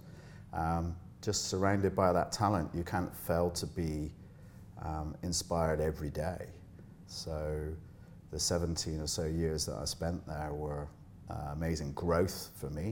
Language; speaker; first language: English; native; English